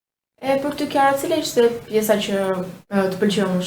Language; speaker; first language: Albanian; native; Albanian